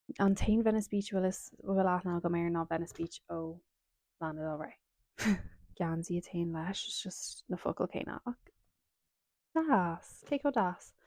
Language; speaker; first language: Irish; non-native, local second language; English